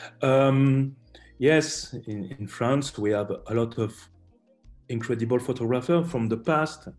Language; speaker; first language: English; non-native, learner; French